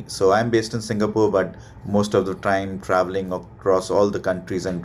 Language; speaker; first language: English; non-native, local second language; Hindi